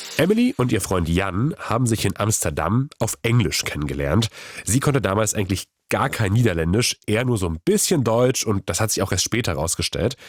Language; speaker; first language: German; non-native, fluent; Polish